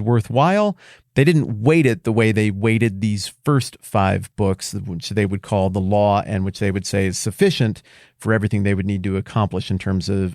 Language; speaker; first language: English; native; English